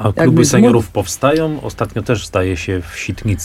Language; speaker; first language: Polish; native; Polish